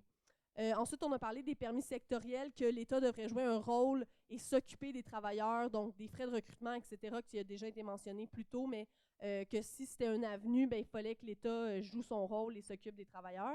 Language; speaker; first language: French; native; French